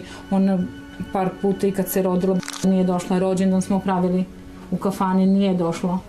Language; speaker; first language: Serbian; native; Serbian